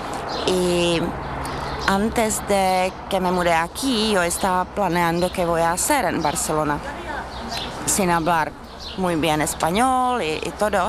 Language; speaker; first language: Spanish; non-native, fluent; Czech